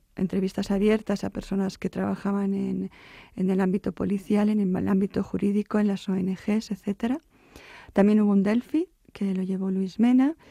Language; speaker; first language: Spanish; native; Spanish